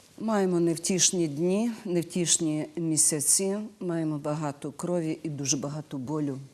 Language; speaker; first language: Ukrainian; native; Ukrainian